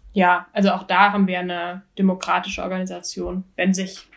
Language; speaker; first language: German; native; German